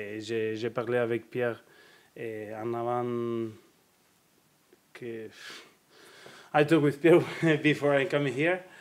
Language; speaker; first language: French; non-native, learner; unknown